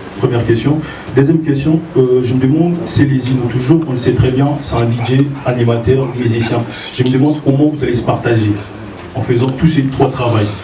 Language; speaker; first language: French; non-native, local second language; Lingala